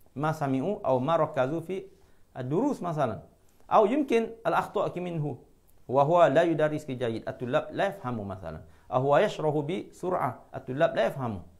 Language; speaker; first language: Arabic; non-native, fluent; Malay